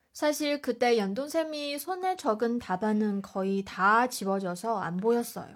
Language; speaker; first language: Korean; non-native, fluent; Chinese